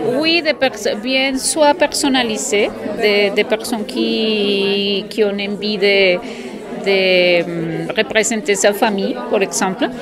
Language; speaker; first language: French; non-native, learner; Spanish